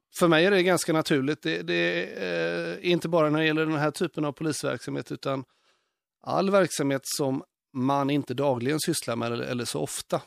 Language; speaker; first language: Swedish; native; Swedish